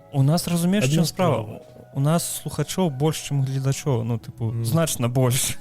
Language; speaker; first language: Belarusian; native; Belarusian